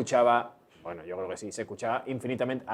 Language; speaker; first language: Spanish; native; Spanish